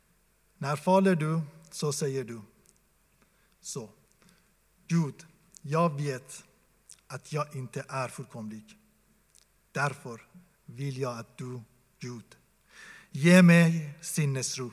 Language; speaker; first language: Swedish; non-native, fluent; Persian